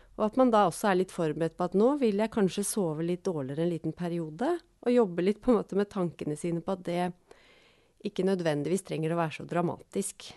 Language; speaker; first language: Norwegian; native; Norwegian